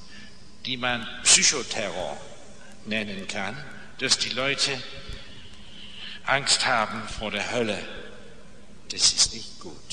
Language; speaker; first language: German; non-native, fluent; English